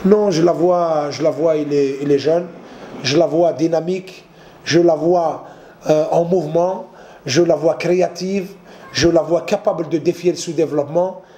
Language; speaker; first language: French; non-native, local second language; Arabic